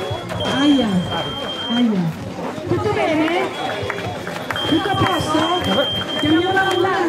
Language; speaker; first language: Italian; native; Italian